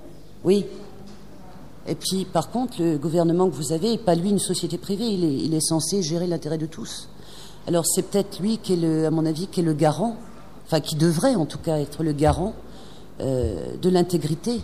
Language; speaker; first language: French; native; French